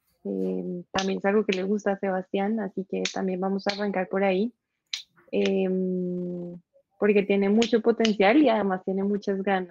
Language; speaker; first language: Spanish; native; Spanish